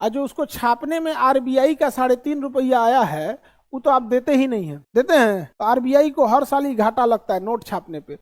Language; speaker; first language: Hindi; native; Hindi